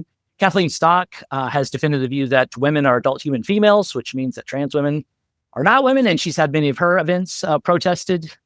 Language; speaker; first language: English; native; English